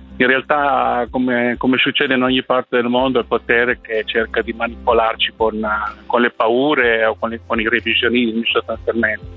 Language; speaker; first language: Italian; non-native, fluent; Spanish